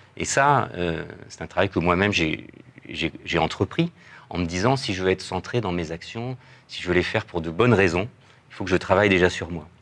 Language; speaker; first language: French; native; French